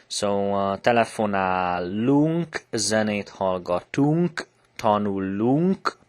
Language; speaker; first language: Hungarian; non-native, learner; English